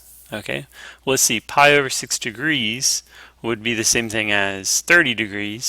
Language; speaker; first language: English; native; English